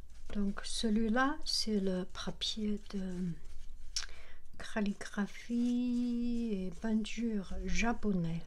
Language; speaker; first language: French; non-native, learner; Chinese